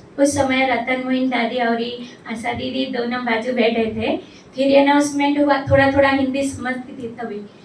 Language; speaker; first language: Hindi; non-native, local second language; Odia